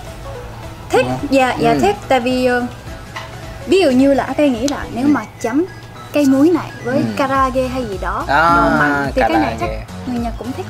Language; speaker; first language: Vietnamese; non-native, learner; Japanese